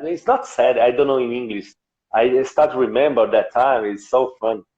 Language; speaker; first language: English; non-native, learner; Portuguese